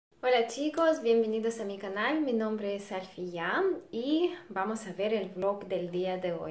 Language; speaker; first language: Spanish; non-native, fluent; Russian